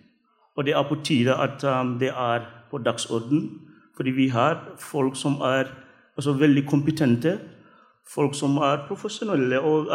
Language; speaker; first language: Norwegian; non-native, fluent; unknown